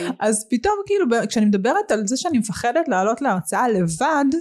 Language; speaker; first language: Hebrew; early bilingual, other home language; Arabic